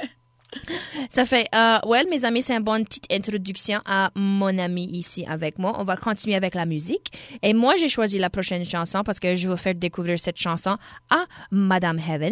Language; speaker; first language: French; non-native, local second language; English